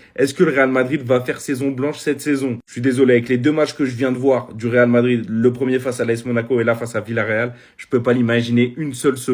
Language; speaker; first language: French; native; French